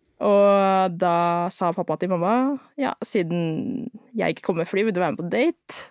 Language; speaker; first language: Norwegian; early bilingual, other home language; Filipino